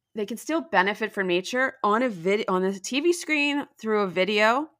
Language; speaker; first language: English; native; English